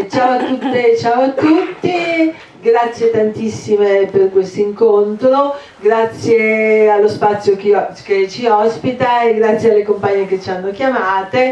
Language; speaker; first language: Italian; native; Italian